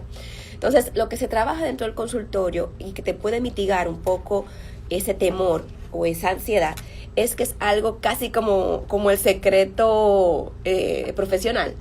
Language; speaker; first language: Spanish; native; Spanish